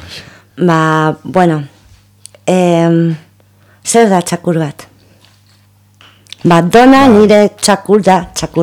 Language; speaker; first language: Basque; non-native, local second language; Spanish